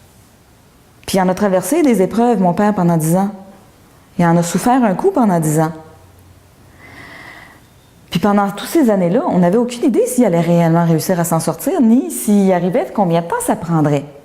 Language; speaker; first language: French; native; French